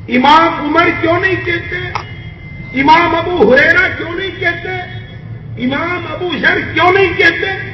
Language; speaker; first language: Urdu; non-native, local second language; Gujarati